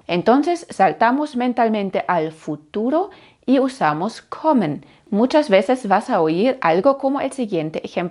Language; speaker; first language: Spanish; non-native, fluent; German